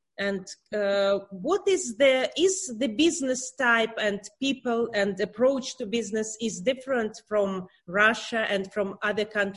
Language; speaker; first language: English; non-native, learner; Russian